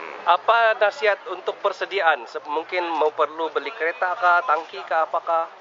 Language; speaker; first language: Indonesian; non-native, local second language; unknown